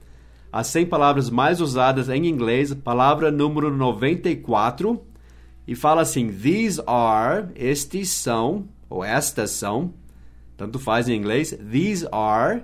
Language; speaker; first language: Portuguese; non-native, fluent; English